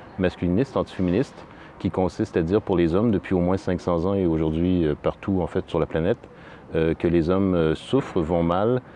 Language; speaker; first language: French; native; French